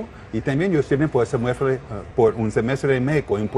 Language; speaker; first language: Spanish; non-native, learner; English